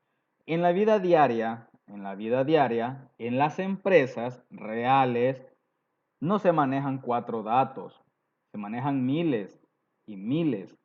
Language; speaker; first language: Spanish; native; Spanish